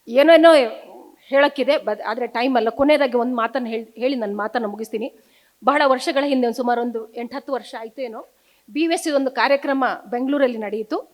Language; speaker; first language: Kannada; non-native, local second language; Tulu